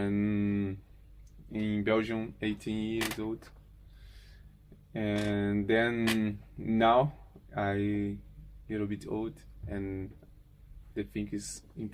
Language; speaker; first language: English; non-native, learner; Portuguese